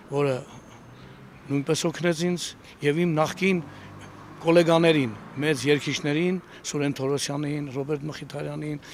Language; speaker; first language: Armenian; native; Armenian